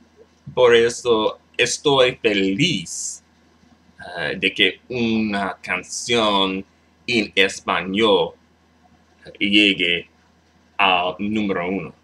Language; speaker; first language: Spanish; non-native, learner; English